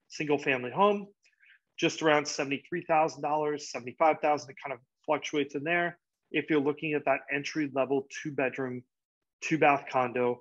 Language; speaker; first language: English; native; English